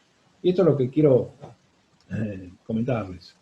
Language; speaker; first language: Spanish; native; Spanish